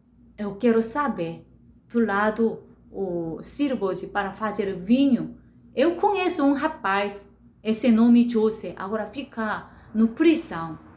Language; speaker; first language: Portuguese; non-native, learner; Korean